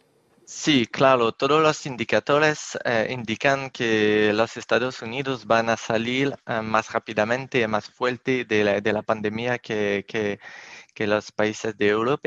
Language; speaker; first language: Spanish; non-native, fluent; French